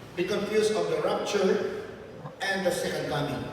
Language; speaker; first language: English; non-native, local second language; Filipino